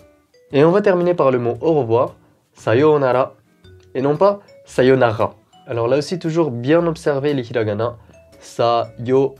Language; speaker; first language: French; native; French